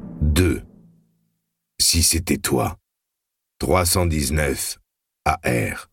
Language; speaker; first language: French; native; French